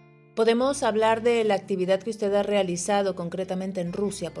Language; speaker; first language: Spanish; native; Spanish